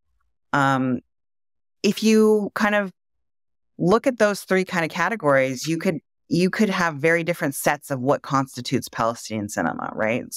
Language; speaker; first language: English; native; English